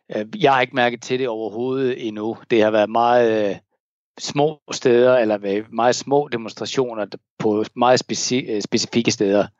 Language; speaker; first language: Danish; native; Danish